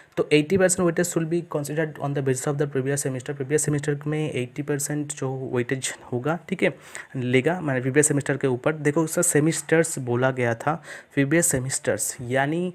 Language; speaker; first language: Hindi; non-native, local second language; Bangla